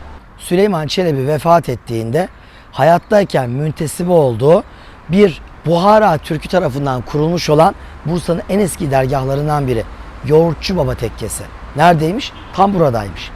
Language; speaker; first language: Turkish; native; Turkish